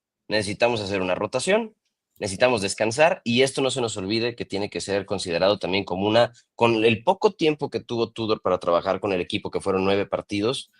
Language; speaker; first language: Spanish; native; Spanish